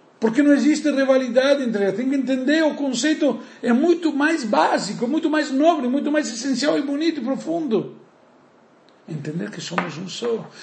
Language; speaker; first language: Portuguese; native; Portuguese